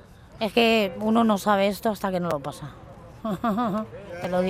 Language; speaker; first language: Spanish; native; Spanish